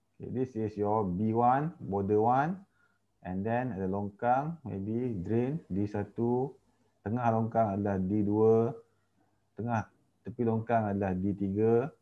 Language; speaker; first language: Malay; native; Malay